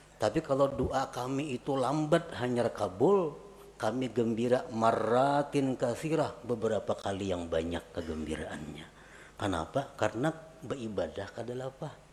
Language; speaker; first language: Indonesian; non-native, local second language; Banjar